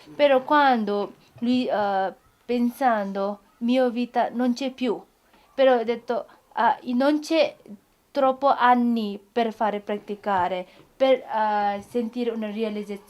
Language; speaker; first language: Italian; non-native, learner; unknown